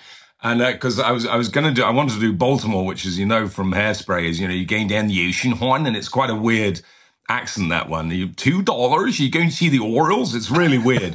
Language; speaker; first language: English; native; English